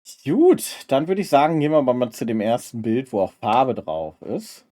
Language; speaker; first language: German; native; German